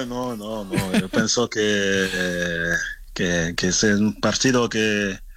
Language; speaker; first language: Spanish; non-native, learner; French